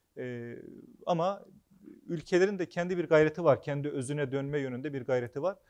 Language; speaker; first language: Turkish; native; Turkish